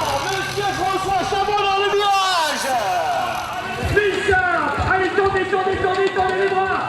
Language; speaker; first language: French; native; French